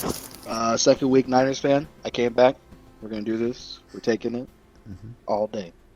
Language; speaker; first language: English; native; English